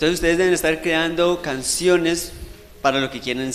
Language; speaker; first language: Spanish; native; Spanish